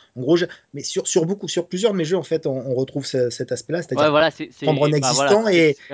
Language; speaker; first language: French; native; French